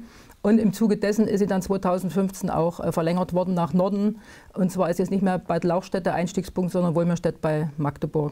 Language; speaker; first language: German; native; German